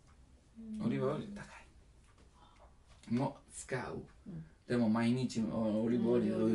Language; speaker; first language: Japanese; non-native, learner; Italian